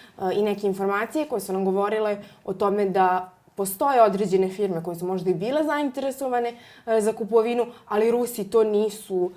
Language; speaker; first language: Serbian; native; Serbian